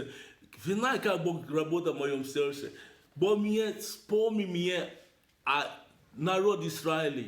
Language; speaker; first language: Russian; non-native, learner; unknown